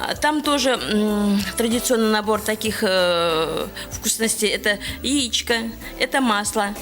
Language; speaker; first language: Russian; non-native, local second language; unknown